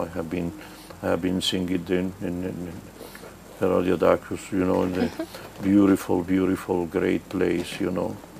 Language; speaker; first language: English; non-native, fluent; Spanish